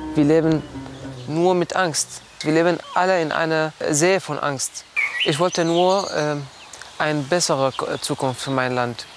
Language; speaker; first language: German; non-native, fluent; Arabic